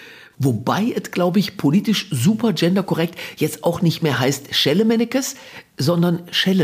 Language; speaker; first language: German; native; German